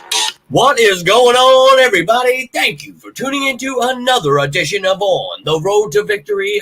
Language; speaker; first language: English; native; English